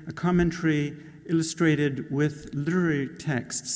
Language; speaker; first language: English; native; English